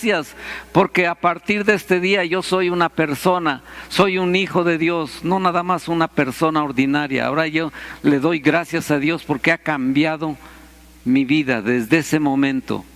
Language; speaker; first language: Spanish; native; Spanish